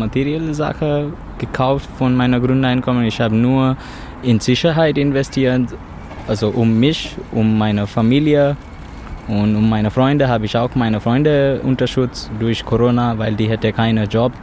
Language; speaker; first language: German; non-native, learner; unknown